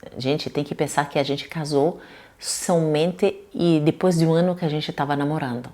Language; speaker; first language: Portuguese; non-native, fluent; Italian